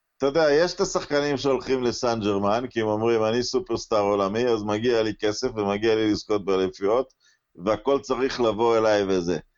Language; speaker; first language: Hebrew; native; Hebrew